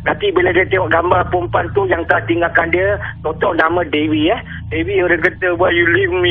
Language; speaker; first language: Malay; native; Malay